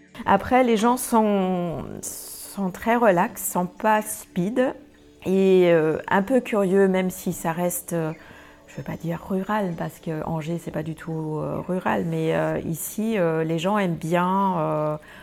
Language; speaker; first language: French; non-native, fluent; German